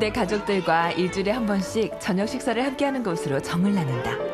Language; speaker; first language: Korean; native; Korean